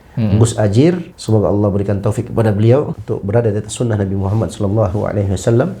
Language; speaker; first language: Indonesian; native; Indonesian